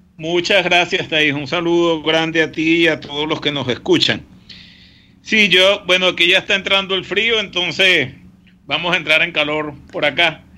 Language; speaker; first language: Spanish; native; Spanish